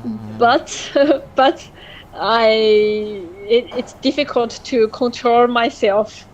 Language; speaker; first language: English; non-native, learner; French